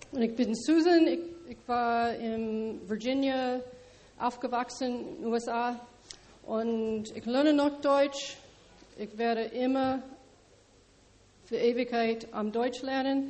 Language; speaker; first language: German; non-native, learner; English